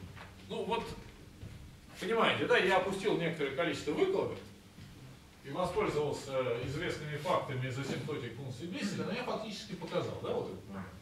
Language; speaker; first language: Russian; native; Russian